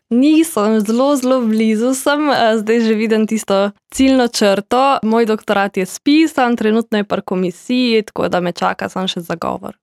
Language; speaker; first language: Slovenian; native; Slovenian